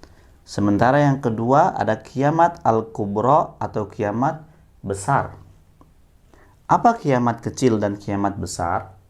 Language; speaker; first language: Indonesian; native; Indonesian